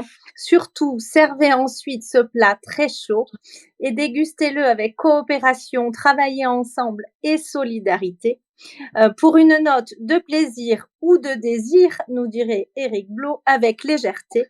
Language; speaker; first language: French; native; French